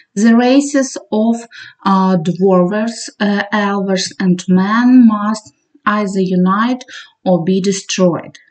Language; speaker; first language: English; non-native, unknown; Ukrainian